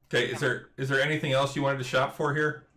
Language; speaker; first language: English; native; English